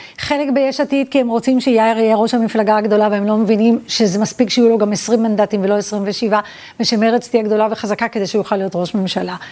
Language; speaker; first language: Hebrew; early bilingual, other home language; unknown